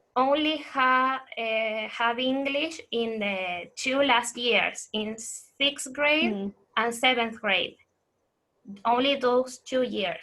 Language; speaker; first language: English; non-native, fluent; Spanish